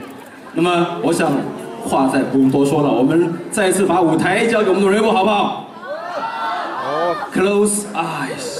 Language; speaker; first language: Chinese; native; Chinese